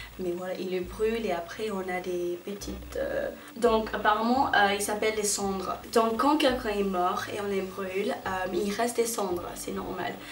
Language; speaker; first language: French; non-native, fluent; English